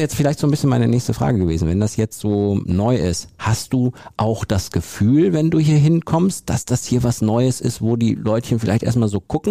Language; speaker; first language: German; native; German